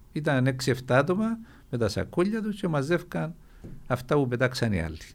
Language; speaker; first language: Greek; native; Greek